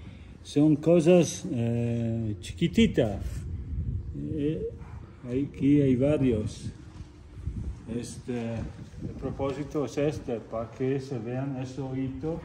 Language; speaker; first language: Spanish; non-native, fluent; Italian